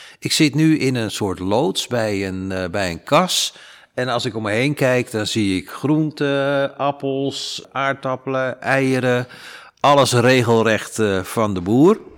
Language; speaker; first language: Dutch; native; Dutch